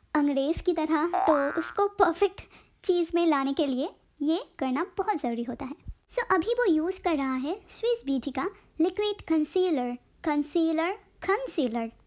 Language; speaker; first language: Hindi; non-native, local second language; Bangla